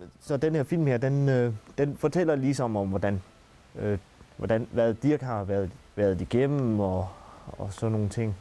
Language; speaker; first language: Danish; native; Danish